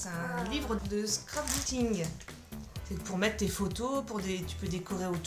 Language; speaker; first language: French; native; French